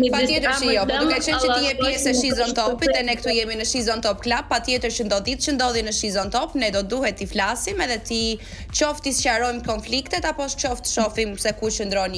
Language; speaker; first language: Albanian; native; Albanian